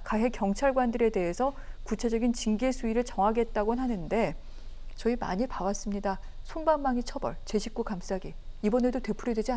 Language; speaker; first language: Korean; native; Korean